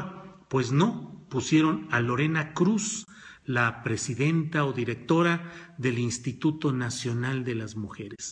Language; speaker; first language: Spanish; native; Spanish